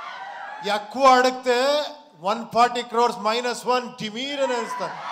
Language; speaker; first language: Telugu; non-native, local second language; Kannada